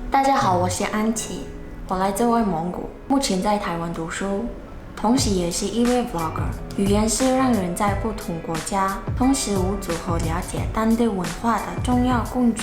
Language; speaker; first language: Chinese; non-native, fluent; Mongolian